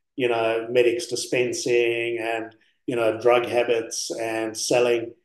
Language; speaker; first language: English; early bilingual, other home language; Afrikaans